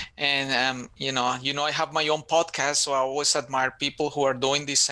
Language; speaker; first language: English; non-native, fluent; Spanish